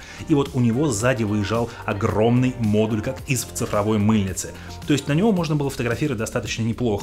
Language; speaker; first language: Russian; native; Russian